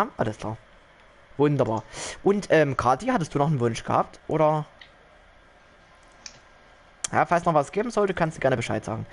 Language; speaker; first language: German; native; German